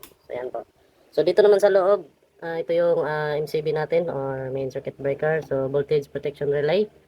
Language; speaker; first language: Filipino; non-native, local second language; Cebuano